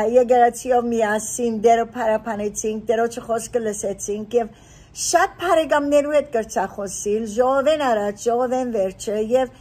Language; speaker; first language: Armenian; early bilingual, heritage; Armenian